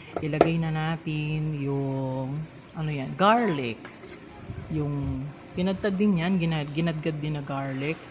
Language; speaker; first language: Filipino; non-native, local second language; Pampanga